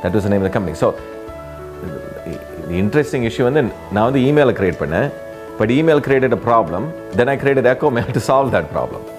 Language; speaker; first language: English; early bilingual, other home language; Tamil